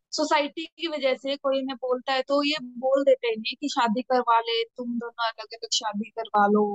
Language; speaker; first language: Hindi; native; Hindi